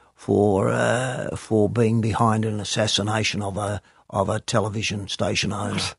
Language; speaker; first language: English; native; English